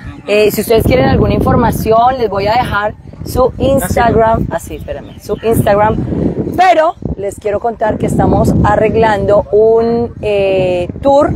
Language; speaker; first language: Spanish; native; Spanish